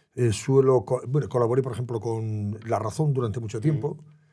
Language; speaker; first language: Spanish; native; Spanish